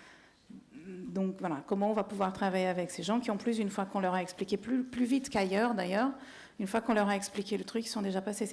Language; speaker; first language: French; native; French